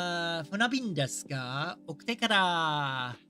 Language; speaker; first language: Japanese; non-native, learner; English